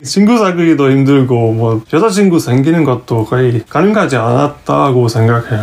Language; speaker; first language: Korean; non-native, fluent; Hungarian